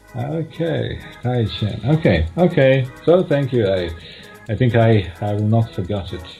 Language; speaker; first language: English; non-native, fluent; Croatian